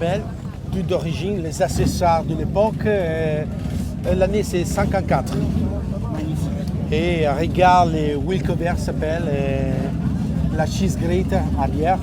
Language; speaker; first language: French; non-native, learner; Italian